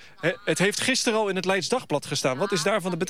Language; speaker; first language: Dutch; native; Dutch